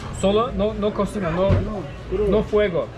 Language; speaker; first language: Spanish; non-native, learner; Turkish